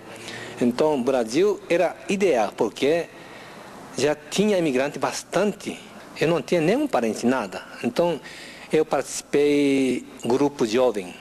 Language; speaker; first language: Portuguese; non-native, learner; Japanese